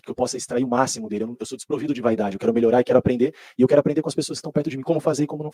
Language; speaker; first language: Portuguese; native; Portuguese